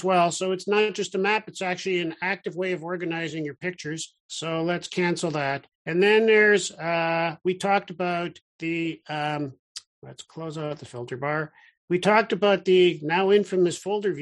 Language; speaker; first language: English; native; English